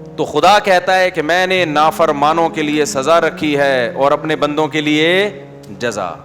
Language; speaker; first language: Urdu; native; Urdu